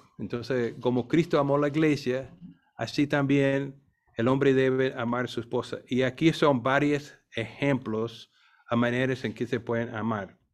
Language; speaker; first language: Spanish; non-native, fluent; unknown